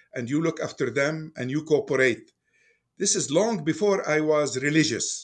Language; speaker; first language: English; non-native, fluent; Arabic